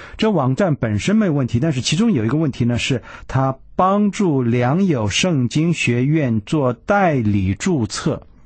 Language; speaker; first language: Chinese; early bilingual, heritage; Chinese